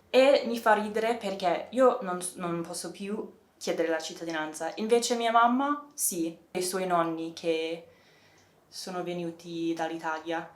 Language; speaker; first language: Italian; non-native, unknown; English